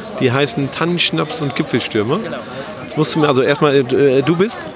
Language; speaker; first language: German; native; German